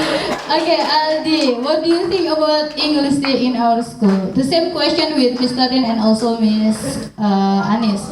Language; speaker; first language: English; non-native, fluent; Indonesian